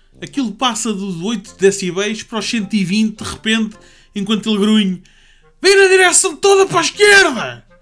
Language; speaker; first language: Portuguese; native; Portuguese